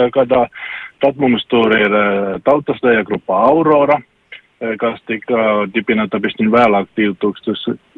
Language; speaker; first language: Latvian; non-native, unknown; Finnish